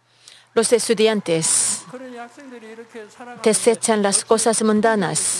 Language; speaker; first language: Spanish; non-native, fluent; Korean